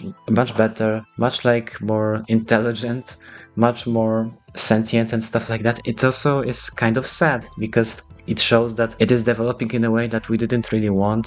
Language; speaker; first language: English; non-native, fluent; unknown